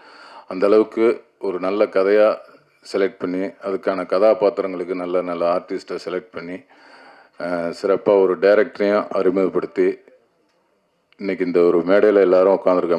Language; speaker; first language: Tamil; native; Tamil